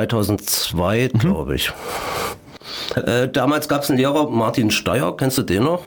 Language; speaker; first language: German; native; German